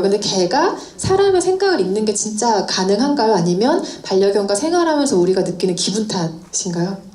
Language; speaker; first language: Korean; native; Korean